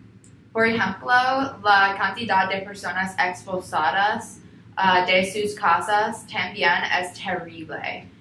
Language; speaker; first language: Spanish; non-native, learner; English